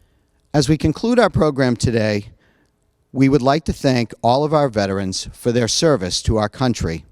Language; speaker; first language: English; native; English